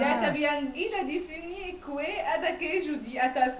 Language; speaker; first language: Indonesian; non-native, learner; Arabic